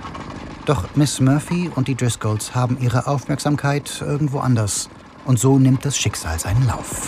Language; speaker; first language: German; native; German